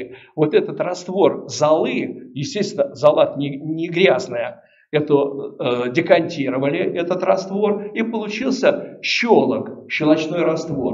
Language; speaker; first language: Russian; native; Russian